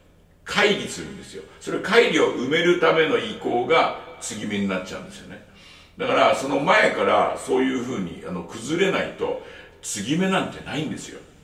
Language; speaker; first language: Japanese; native; Japanese